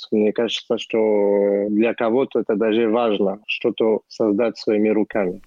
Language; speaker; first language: Russian; non-native, fluent; French